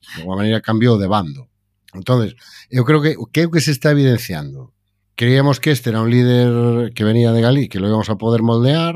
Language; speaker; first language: Spanish; non-native, local second language; Galician